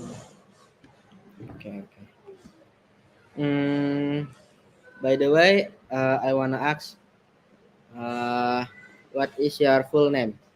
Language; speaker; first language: English; non-native, learner; Indonesian